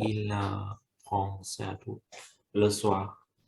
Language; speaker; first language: French; non-native, learner; Vietnamese